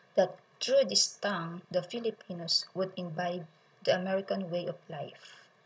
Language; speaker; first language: English; non-native, local second language; Filipino